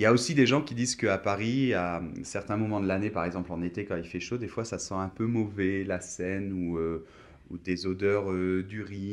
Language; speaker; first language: French; native; French